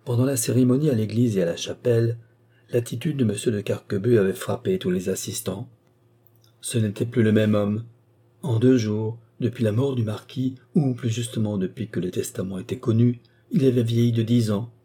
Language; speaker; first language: French; native; French